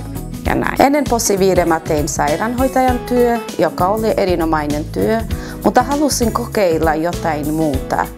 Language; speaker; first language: Finnish; non-native, fluent; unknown